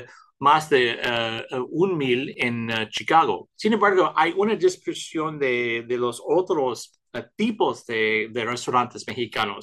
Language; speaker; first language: Spanish; early bilingual, heritage; Spanish